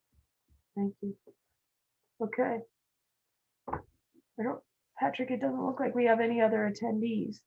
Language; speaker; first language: English; native; English